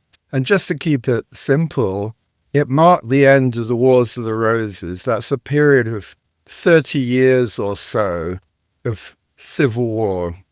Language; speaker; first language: English; native; English